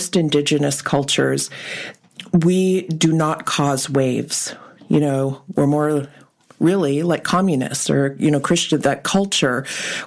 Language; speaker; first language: English; early bilingual, other home language; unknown